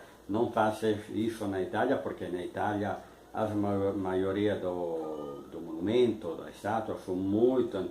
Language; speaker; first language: Portuguese; non-native, fluent; Italian